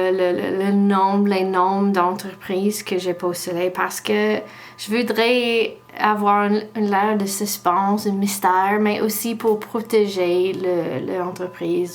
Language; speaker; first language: French; non-native, learner; English